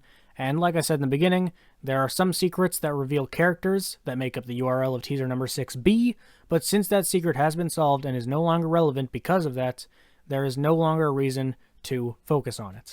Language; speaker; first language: English; native; English